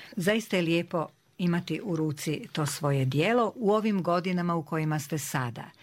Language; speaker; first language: Serbian; native; Serbian